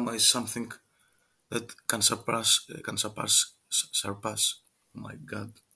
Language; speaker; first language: English; non-native, fluent; Greek